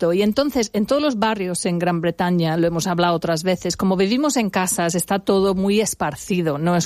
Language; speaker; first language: Spanish; non-native, fluent; English